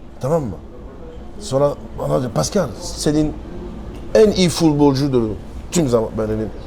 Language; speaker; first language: Turkish; non-native, learner; French